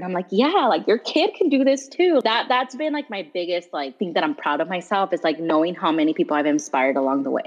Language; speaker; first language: English; early bilingual, other home language; Spanish